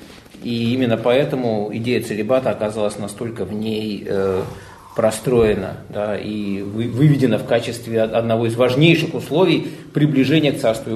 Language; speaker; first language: Russian; native; Russian